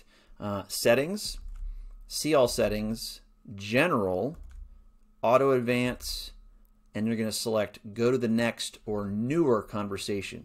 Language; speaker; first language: English; native; English